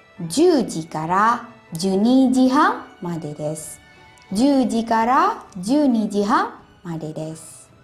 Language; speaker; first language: Japanese; non-native, fluent; Indonesian